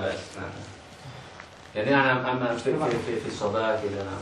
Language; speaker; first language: Arabic; non-native, fluent; Indonesian